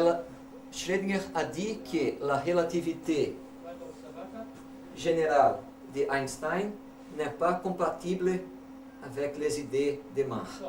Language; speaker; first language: French; non-native, learner; Portuguese